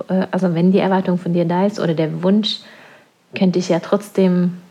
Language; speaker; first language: German; non-native, fluent; Norwegian